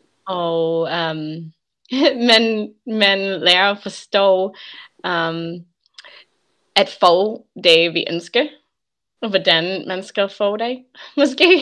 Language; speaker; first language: Danish; non-native, learner; English